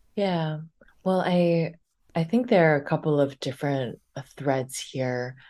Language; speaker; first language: English; early bilingual, other home language; Chinese